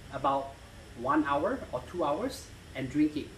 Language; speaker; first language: English; non-native, local second language; Malay